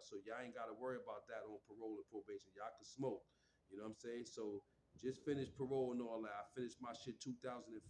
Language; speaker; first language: English; native; English